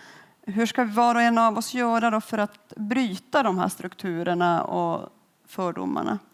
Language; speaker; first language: Swedish; native; Swedish